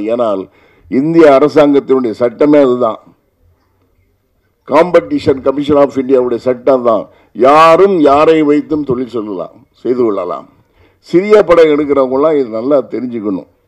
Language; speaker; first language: Tamil; native; Tamil